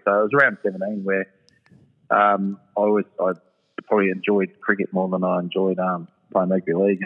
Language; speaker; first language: English; native; English